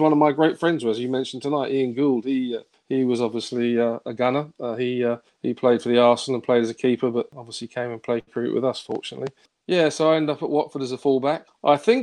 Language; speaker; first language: English; native; English